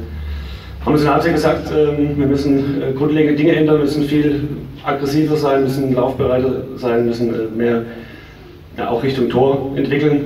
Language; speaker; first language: German; native; German